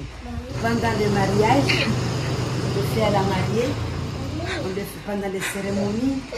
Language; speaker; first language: French; non-native, local second language; Comorian